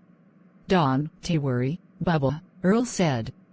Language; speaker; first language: English; non-native, learner; Khmer